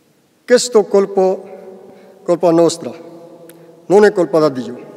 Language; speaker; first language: Italian; non-native, learner; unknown